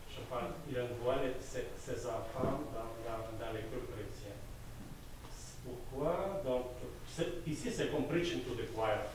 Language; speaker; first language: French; non-native, fluent; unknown